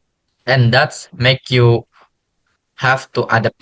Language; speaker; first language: English; non-native, learner; Indonesian